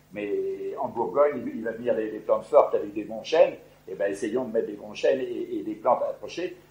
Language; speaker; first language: French; native; French